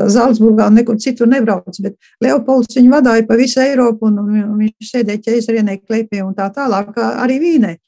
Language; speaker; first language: Latvian; early bilingual, heritage; Latvian